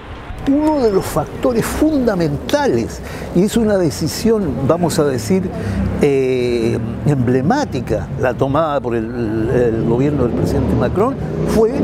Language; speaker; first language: Spanish; native; Spanish